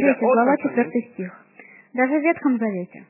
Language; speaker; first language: Russian; native; Russian